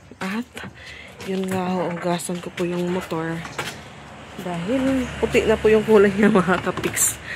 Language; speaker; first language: Filipino; non-native, local second language; Waray